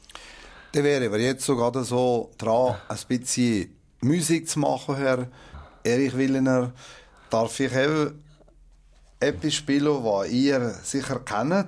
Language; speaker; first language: German; native; German